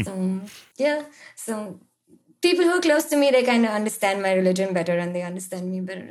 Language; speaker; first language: English; non-native, local second language; Marathi